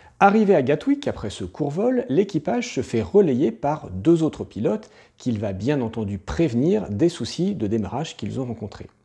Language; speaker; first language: French; native; French